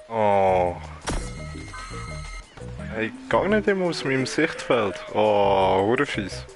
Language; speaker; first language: German; native; German